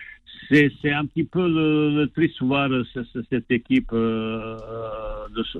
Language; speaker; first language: French; non-native, fluent; Bosnian